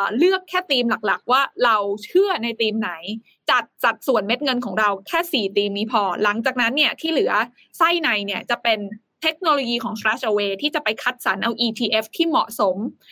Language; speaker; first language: Thai; native; Thai